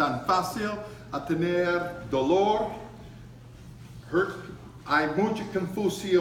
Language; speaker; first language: Spanish; non-native, learner; English